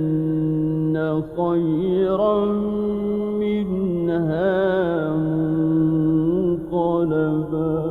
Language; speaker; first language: Arabic; native; Arabic